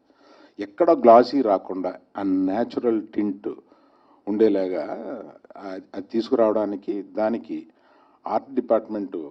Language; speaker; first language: Telugu; native; Telugu